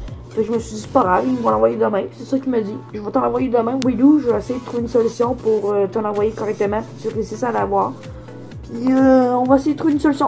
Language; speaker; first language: French; native; French